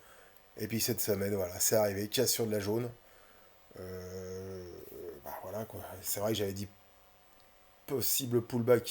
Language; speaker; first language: French; native; French